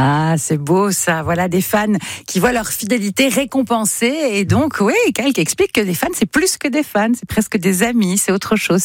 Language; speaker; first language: French; native; French